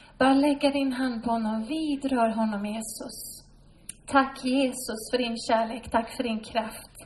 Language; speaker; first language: Swedish; native; Swedish